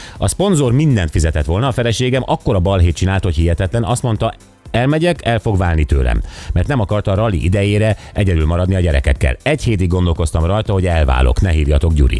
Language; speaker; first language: Hungarian; native; Hungarian